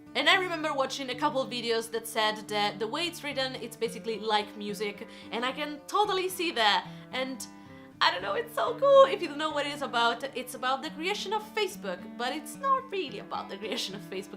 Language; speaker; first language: English; non-native, fluent; Italian